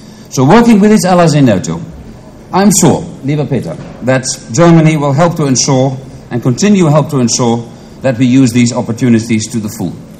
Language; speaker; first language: English; non-native, fluent; Dutch